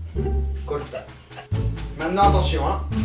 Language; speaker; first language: French; non-native, learner; Spanish